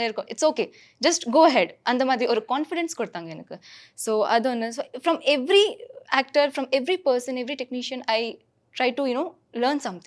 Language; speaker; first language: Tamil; non-native, fluent; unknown